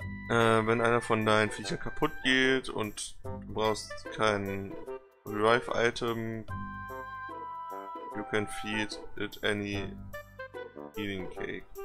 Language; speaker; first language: German; native; German